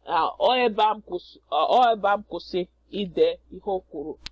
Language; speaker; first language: Igbo; non-native, learner; English